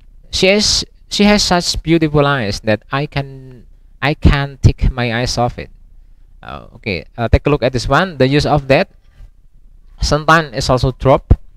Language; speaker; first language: English; non-native, fluent; Indonesian